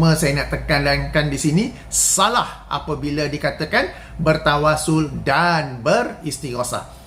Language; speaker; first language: Malay; native; Malay